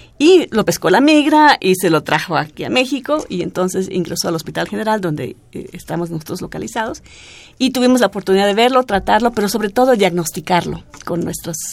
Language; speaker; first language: Spanish; non-native, fluent; German